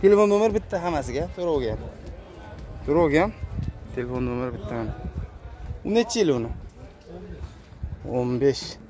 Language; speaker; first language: Turkish; non-native, learner; Uzbek